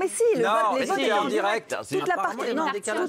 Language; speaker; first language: French; native; French